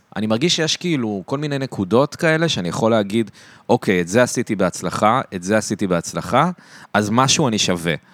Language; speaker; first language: Hebrew; native; Hebrew